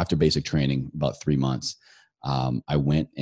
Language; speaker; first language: English; native; English